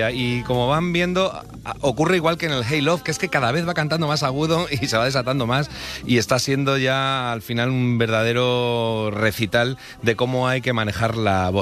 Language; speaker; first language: Spanish; native; Spanish